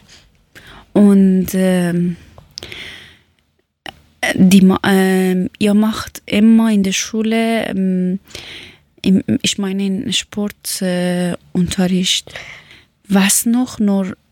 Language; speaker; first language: German; non-native, learner; Persian